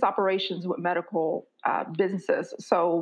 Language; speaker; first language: English; native; English